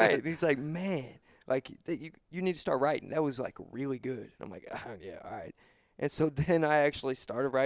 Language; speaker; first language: English; native; English